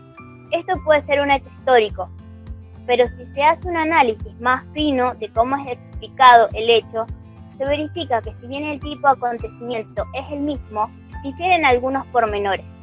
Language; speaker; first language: Spanish; native; Spanish